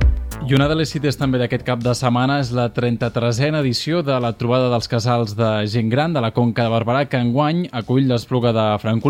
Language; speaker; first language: Catalan; native; Catalan